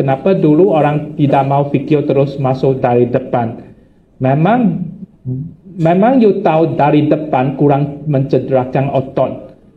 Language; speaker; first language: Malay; non-native, local second language; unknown